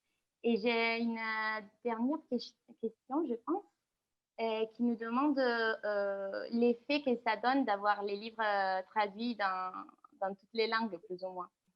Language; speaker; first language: French; non-native, fluent; Italian